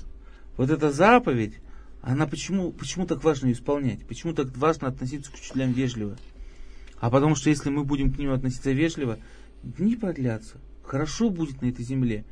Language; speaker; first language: Russian; native; Russian